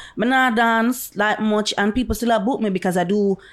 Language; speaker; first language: English; non-native, local second language; Jamaican Creole English